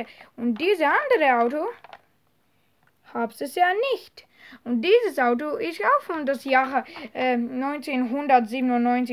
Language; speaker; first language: German; non-native, learner; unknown